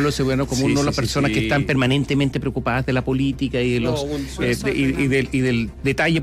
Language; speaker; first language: Spanish; native; Spanish